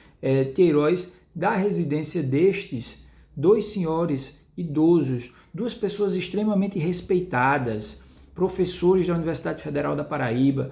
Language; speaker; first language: Portuguese; native; Portuguese